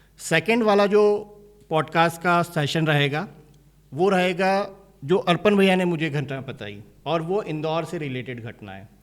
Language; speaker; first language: Hindi; native; Hindi